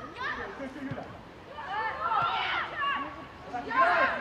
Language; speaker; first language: Russian; native; Russian